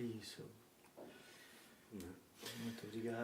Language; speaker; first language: Portuguese; non-native, learner; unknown